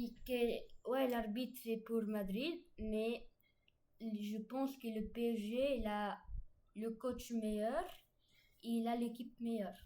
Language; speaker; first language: French; non-native, learner; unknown